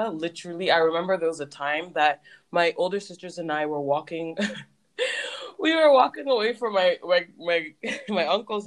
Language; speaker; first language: English; native; English